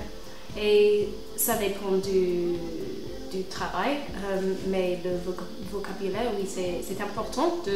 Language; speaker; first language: French; non-native, fluent; English